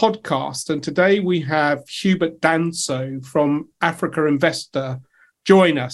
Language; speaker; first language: English; native; English